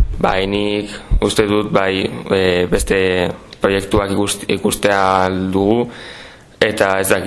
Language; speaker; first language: Basque; non-native, local second language; Spanish